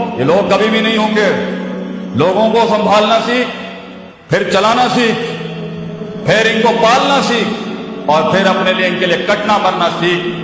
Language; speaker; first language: Urdu; non-native, local second language; Punjabi